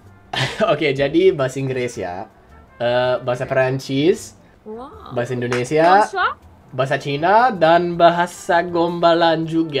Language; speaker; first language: Indonesian; non-native, fluent; English